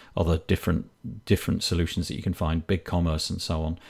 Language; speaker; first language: English; native; English